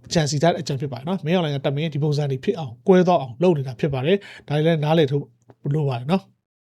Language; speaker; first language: Burmese; native; Burmese